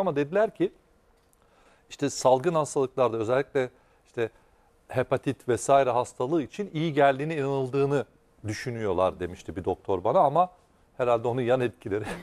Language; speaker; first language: Turkish; native; Turkish